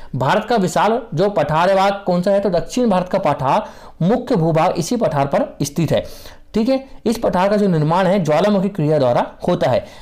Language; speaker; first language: Hindi; native; Hindi